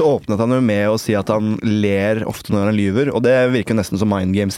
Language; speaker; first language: Norwegian; native; Norwegian